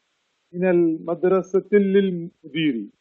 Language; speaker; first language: Arabic; non-native, learner; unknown